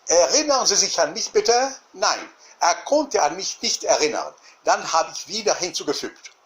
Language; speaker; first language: German; non-native, learner; Arabic